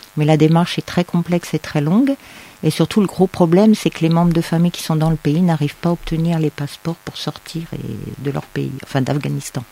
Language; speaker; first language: French; native; French